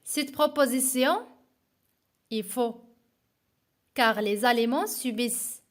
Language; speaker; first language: French; non-native, local second language; Arabic